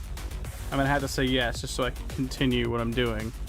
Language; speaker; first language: English; native; English